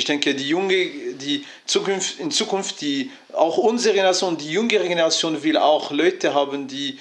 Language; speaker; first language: German; non-native, fluent; French